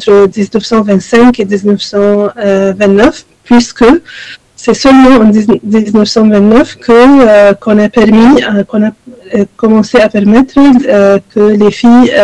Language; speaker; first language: French; non-native, fluent; Arabic